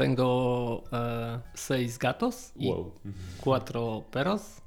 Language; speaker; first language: Spanish; non-native, learner; Polish